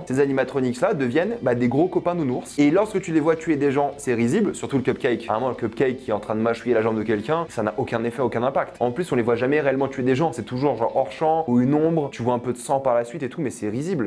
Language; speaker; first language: French; native; French